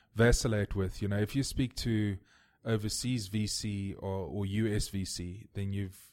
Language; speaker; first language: English; native; English